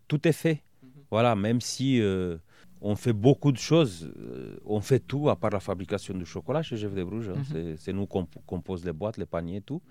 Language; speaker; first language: French; non-native, fluent; Romanian